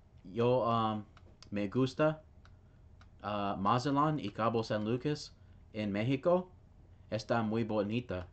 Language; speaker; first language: Spanish; non-native, learner; English